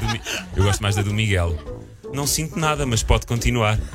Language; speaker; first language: Portuguese; native; Portuguese